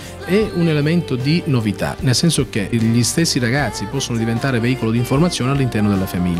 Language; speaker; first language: Italian; native; Italian